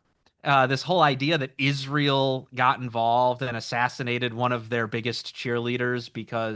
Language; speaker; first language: English; native; English